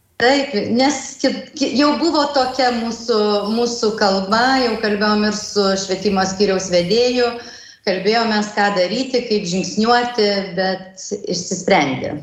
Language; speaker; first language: Lithuanian; native; Lithuanian